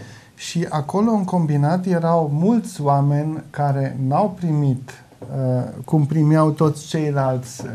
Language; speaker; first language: Romanian; non-native, local second language; German